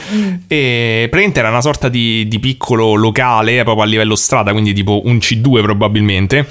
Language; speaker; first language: Italian; native; Italian